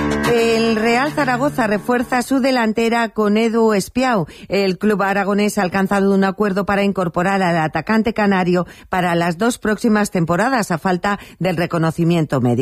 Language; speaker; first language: Spanish; native; Spanish